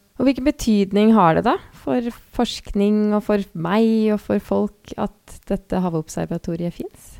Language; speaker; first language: Norwegian; native; Norwegian